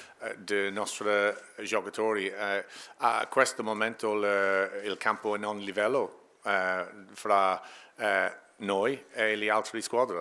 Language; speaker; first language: Italian; non-native, learner; English